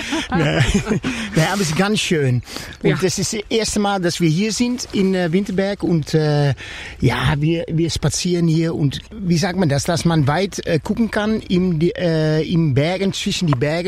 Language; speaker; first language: German; non-native, learner; Dutch